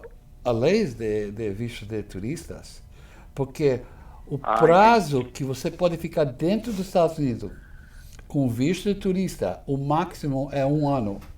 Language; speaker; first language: Portuguese; non-native, fluent; English